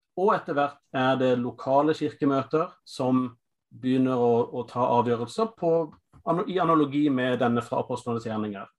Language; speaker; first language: Norwegian; non-native, fluent; English